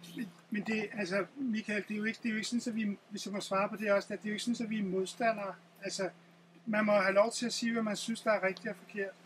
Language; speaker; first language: Danish; native; Danish